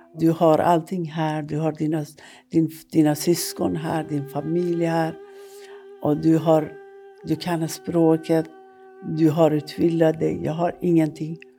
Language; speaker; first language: Swedish; non-native, fluent; Persian